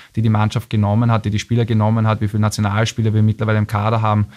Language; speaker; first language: German; native; German